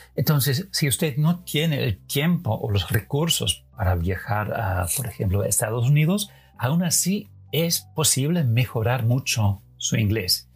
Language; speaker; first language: Spanish; non-native, fluent; Dutch